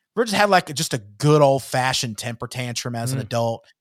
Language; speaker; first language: English; native; English